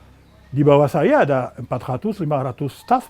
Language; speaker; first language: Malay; non-native, fluent; French